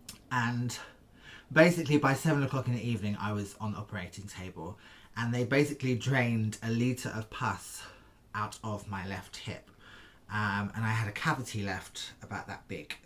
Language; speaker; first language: English; native; English